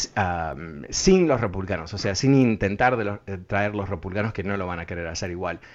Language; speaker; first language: Spanish; native; Spanish